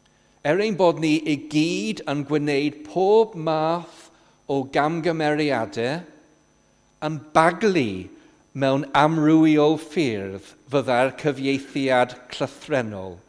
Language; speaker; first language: Welsh; non-native, fluent; English